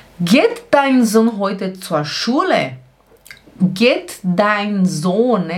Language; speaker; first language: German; non-native, fluent; Portuguese